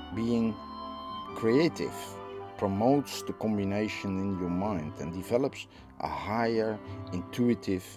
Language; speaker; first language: English; non-native, fluent; Dutch